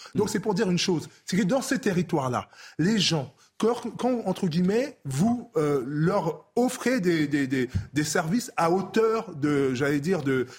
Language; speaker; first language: French; native; French